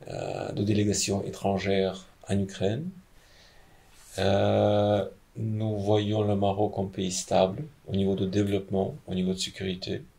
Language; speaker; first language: French; non-native, fluent; Ukrainian